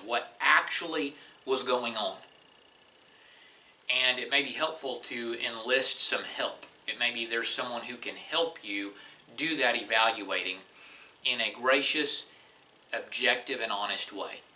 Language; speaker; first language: English; native; English